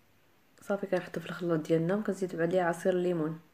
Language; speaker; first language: Arabic; native; Arabic